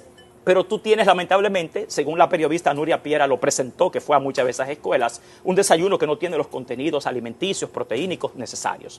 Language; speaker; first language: Spanish; native; Spanish